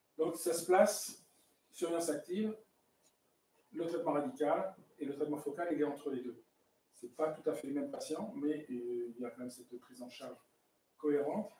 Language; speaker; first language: French; native; French